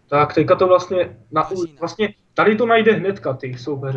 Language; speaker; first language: Czech; native; Czech